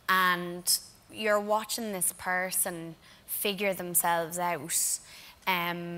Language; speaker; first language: English; native; English